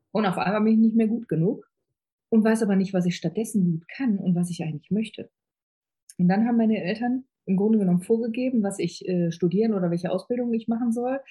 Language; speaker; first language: German; native; German